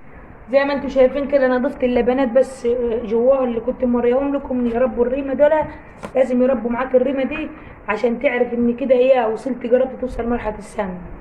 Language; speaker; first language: Arabic; native; Arabic